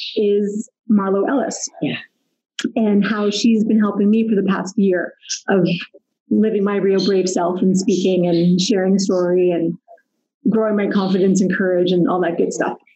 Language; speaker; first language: English; native; English